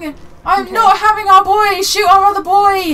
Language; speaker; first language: English; native; English